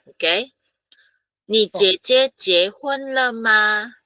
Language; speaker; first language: Chinese; non-native, fluent; Filipino